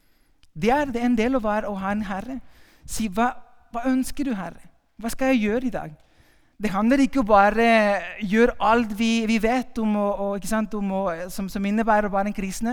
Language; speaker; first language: Norwegian; non-native, fluent; Spanish